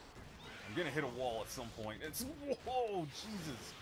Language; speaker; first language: English; native; English